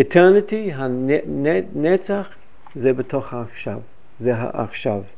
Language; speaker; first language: Hebrew; non-native, fluent; English